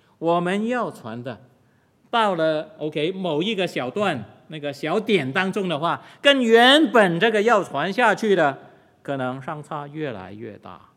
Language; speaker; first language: Chinese; non-native, local second language; Cantonese